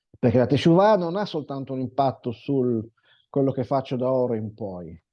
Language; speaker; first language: Italian; non-native, fluent; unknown